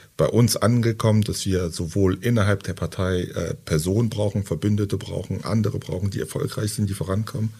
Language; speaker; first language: German; early bilingual, other home language; French